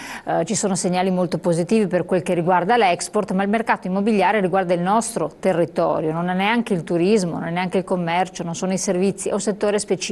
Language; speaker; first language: Italian; native; Italian